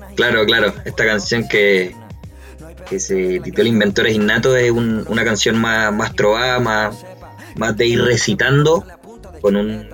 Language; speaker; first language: Spanish; native; Spanish